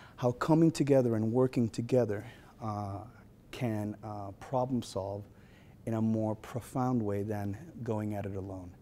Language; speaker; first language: English; native; English